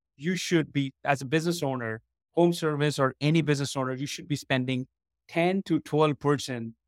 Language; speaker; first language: English; non-native, local second language; Hindi